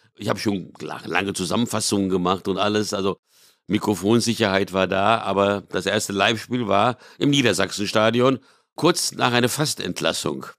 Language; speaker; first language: German; early bilingual, other home language; Hungarian